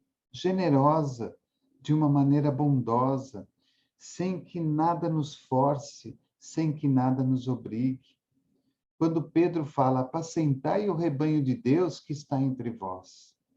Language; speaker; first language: Portuguese; native; Portuguese